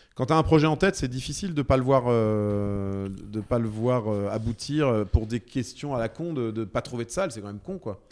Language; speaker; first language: French; native; French